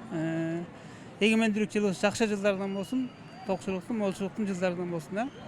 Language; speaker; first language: Kyrgyz; native; Kyrgyz